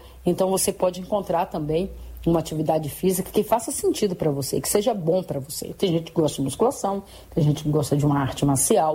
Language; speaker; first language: Portuguese; native; Portuguese